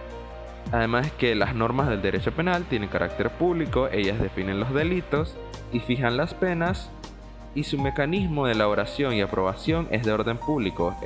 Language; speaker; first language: Spanish; native; Spanish